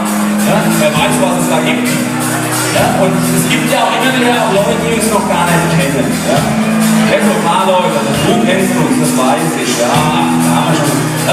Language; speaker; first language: German; native; German